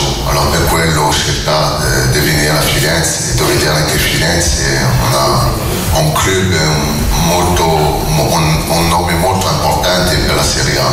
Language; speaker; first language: Italian; non-native, fluent; French